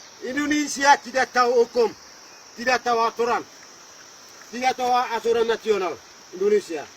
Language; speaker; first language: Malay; non-native, local second language; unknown